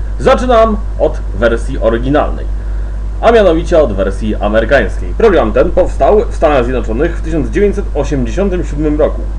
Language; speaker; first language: Polish; native; Polish